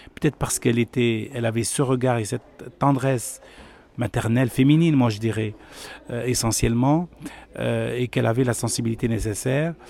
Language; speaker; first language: French; non-native, local second language; Arabic